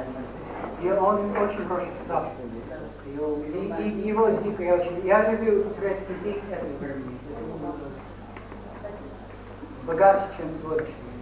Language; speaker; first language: Russian; non-native, fluent; English